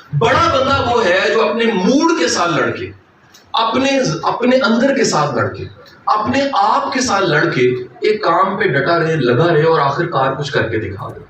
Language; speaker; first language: Urdu; non-native, local second language; Punjabi